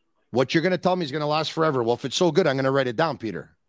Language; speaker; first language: English; native; English